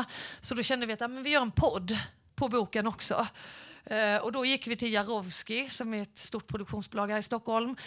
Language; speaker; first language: Swedish; native; Swedish